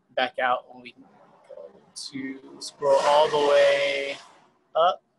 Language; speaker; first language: English; native; English